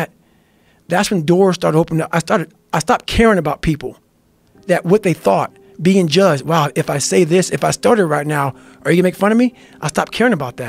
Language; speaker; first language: English; native; English